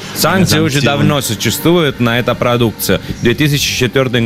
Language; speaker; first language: Russian; non-native, learner; Italian